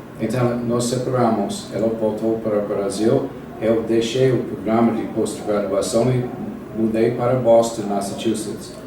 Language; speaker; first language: Portuguese; non-native, fluent; English